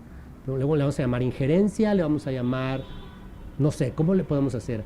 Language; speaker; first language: Spanish; native; Spanish